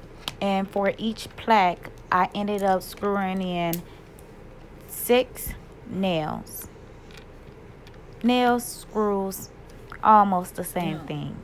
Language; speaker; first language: English; native; English